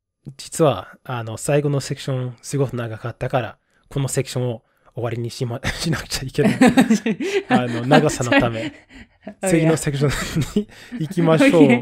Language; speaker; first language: Japanese; non-native, fluent; English